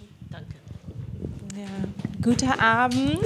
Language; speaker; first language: German; non-native, fluent; Portuguese